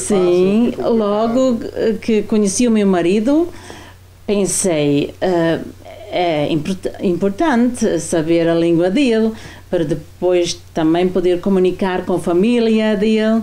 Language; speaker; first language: Portuguese; non-native, fluent; German